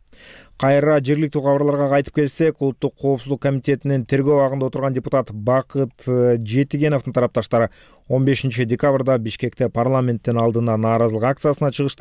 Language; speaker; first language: Kyrgyz; native; Kyrgyz